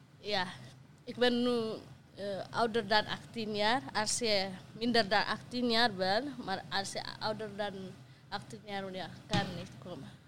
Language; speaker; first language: Dutch; non-native, learner; Tigrinya